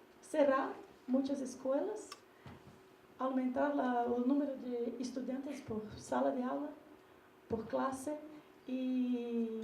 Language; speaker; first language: Spanish; non-native, learner; Portuguese